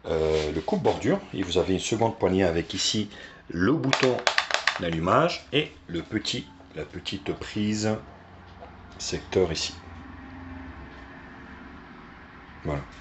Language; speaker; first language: French; native; French